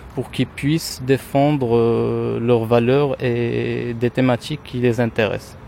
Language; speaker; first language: French; non-native, local second language; Arabic